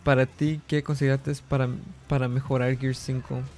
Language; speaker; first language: Spanish; early bilingual, heritage; Spanish